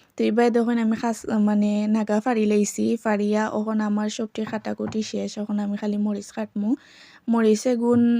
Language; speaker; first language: Bangla; non-native, local second language; Sylheti